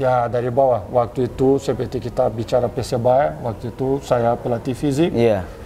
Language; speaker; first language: Indonesian; non-native, fluent; Portuguese